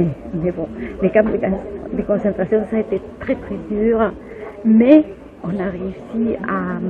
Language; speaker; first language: French; non-native, fluent; Spanish